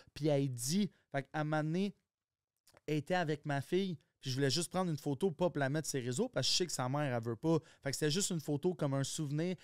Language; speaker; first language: French; native; French